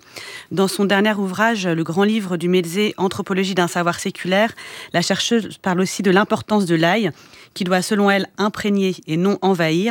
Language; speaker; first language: French; native; French